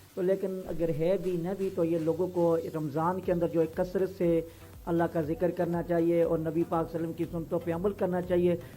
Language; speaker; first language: Urdu; native; Urdu